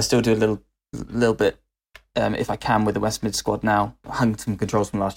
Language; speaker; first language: English; native; English